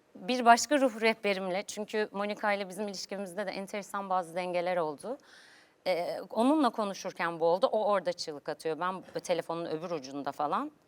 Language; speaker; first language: Turkish; native; Turkish